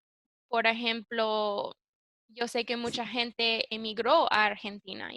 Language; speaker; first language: Spanish; early bilingual, heritage; English